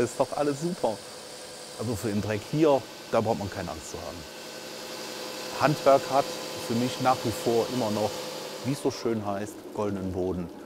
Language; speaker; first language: German; native; German